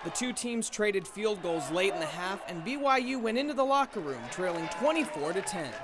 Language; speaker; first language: English; native; English